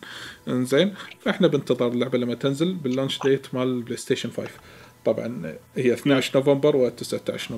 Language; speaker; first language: Arabic; native; Arabic